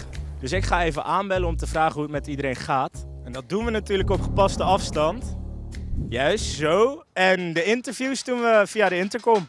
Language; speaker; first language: Dutch; native; Dutch